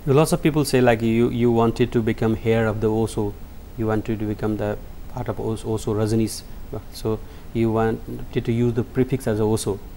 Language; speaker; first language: English; non-native, local second language; Nepali